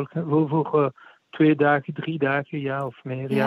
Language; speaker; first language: Dutch; non-native, fluent; French